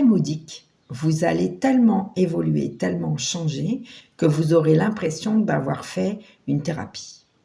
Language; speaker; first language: French; native; French